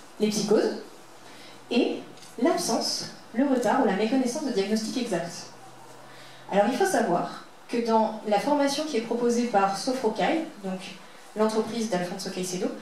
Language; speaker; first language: French; native; French